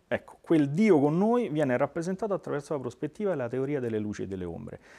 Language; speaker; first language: Italian; native; Italian